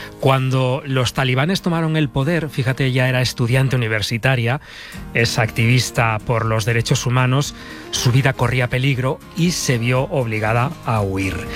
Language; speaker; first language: Spanish; native; Spanish